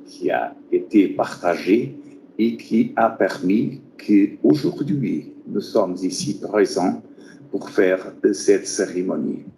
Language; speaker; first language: French; non-native, fluent; Portuguese